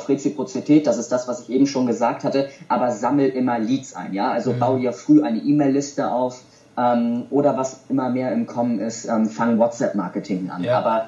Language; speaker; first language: German; native; German